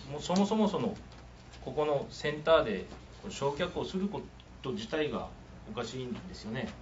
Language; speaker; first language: Japanese; native; Japanese